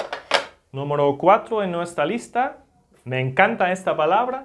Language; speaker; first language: Spanish; non-native, fluent; German